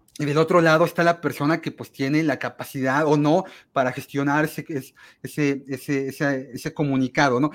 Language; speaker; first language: Spanish; native; Spanish